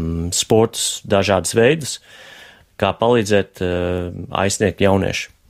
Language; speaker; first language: Latvian; non-native, fluent; English